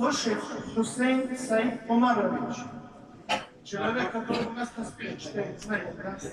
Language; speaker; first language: Russian; non-native, learner; Tajik